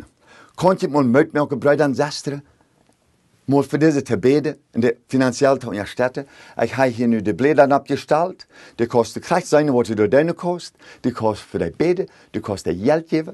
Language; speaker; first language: German; early bilingual, heritage; Plautdietsch